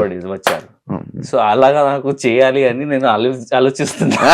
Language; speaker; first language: Telugu; non-native, learner; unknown